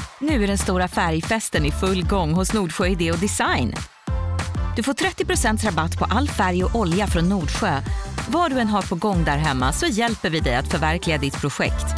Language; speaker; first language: Swedish; native; Swedish